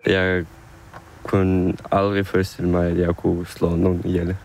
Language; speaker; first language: Danish; non-native, fluent; Ukrainian